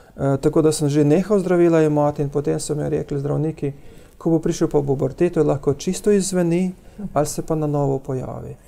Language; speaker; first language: Slovenian; native; Slovenian